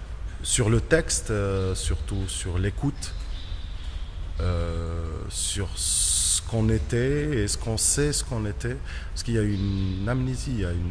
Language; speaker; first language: French; non-native, local second language; Arabic